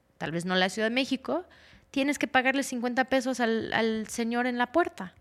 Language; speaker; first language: Spanish; early bilingual, heritage; Spanish